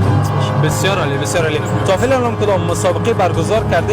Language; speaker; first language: Persian; native; Persian